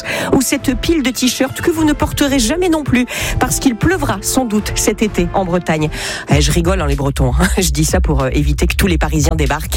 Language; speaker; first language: French; native; French